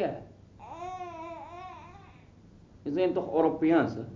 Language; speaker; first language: Dutch; non-native, learner; Arabic